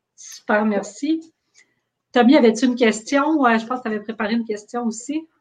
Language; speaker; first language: French; native; French